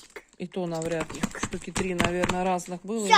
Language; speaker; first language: Russian; native; Russian